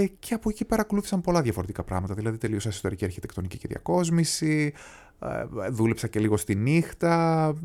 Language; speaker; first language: Greek; early bilingual, heritage; Greek